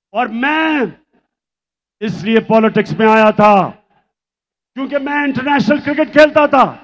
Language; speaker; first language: Urdu; native; Urdu